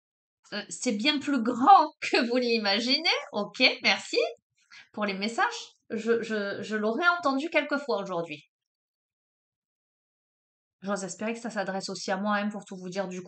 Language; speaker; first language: French; native; French